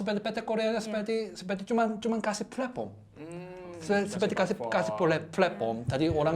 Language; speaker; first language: Indonesian; non-native, learner; Korean